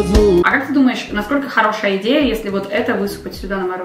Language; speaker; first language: Russian; native; Russian